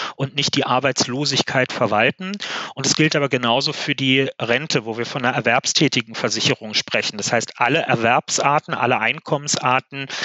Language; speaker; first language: German; native; German